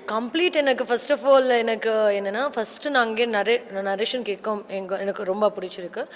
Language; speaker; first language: Tamil; non-native, learner; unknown